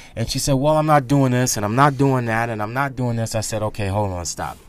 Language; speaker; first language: English; native; English